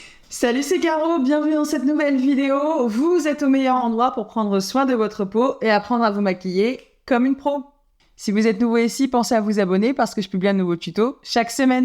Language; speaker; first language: French; native; French